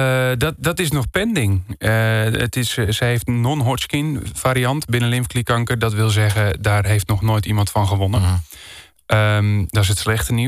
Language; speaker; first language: Dutch; native; Dutch